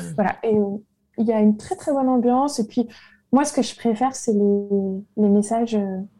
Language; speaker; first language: French; native; French